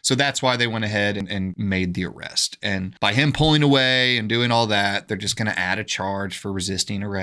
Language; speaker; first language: English; native; English